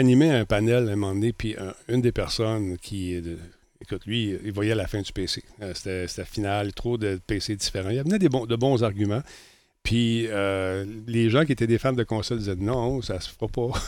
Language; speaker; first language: French; native; French